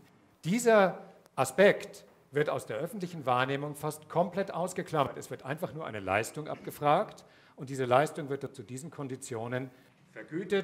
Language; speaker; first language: German; native; German